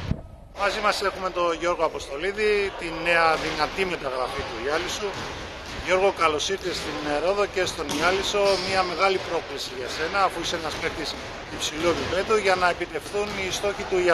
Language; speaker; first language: Greek; native; Greek